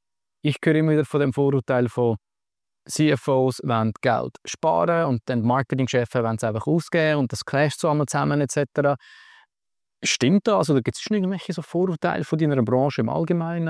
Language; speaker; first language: German; native; German